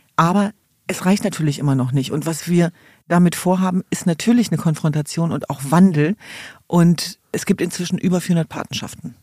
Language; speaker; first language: German; native; German